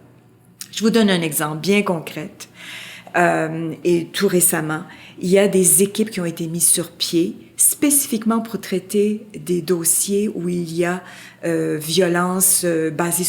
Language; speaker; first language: French; native; French